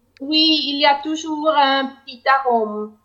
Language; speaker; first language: French; non-native, local second language; German